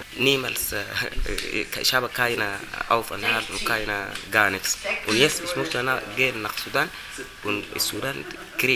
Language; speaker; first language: German; non-native, learner; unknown